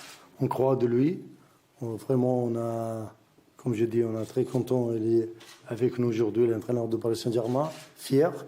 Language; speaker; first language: French; non-native, learner; Arabic